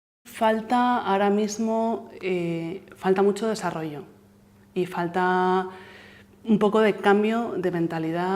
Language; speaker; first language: Spanish; native; Spanish